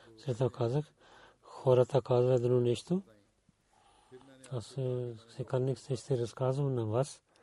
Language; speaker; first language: Bulgarian; non-native, learner; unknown